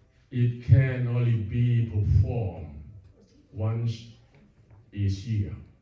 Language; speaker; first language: English; non-native, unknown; Thai